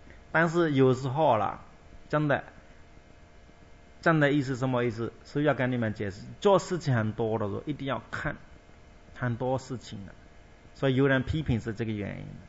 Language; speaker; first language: Chinese; non-native, fluent; Burmese